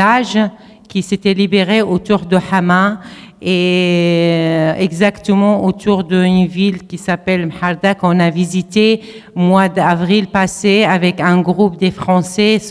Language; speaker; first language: French; non-native, fluent; Arabic